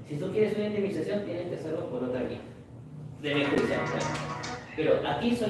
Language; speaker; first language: Spanish; native; Spanish